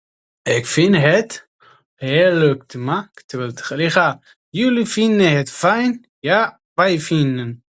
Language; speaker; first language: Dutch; non-native, fluent; Tigrinya